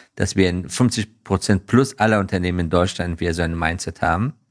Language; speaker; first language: German; non-native, fluent; Persian